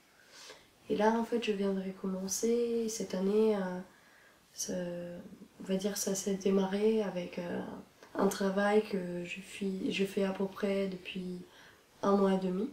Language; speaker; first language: French; non-native, fluent; Italian